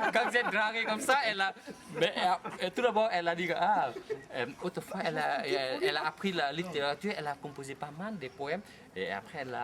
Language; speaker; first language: French; non-native, fluent; Vietnamese